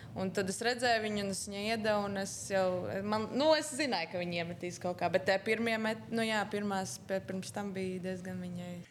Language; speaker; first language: Latvian; native; Latvian